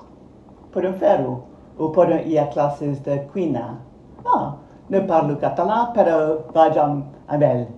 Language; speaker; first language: Catalan; non-native, fluent; Spanish